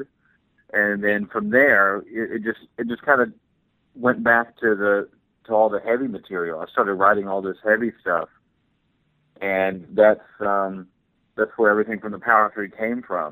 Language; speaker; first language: English; native; English